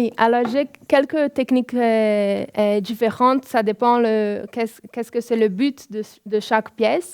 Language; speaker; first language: French; non-native, fluent; Portuguese